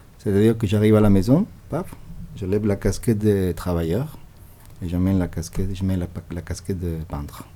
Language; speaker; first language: French; non-native, fluent; Spanish